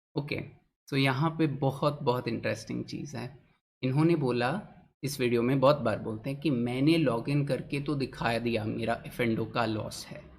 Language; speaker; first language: Hindi; non-native, local second language; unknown